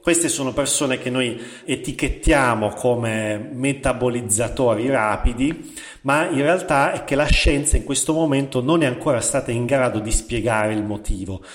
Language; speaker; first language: Italian; native; Italian